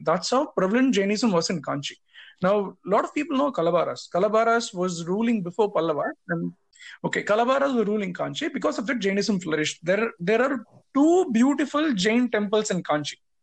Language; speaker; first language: English; non-native, local second language; Tamil